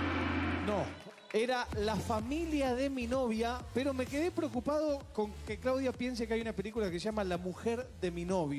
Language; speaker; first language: Spanish; native; Spanish